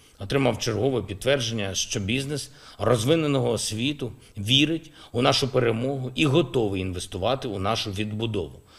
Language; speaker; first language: Ukrainian; non-native, local second language; Russian